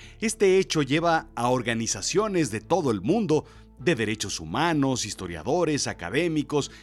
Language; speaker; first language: Spanish; native; Spanish